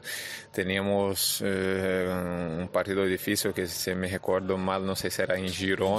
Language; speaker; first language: Spanish; non-native, fluent; Portuguese